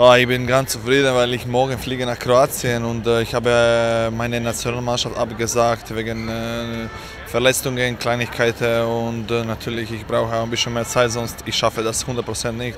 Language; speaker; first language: German; non-native, learner; Croatian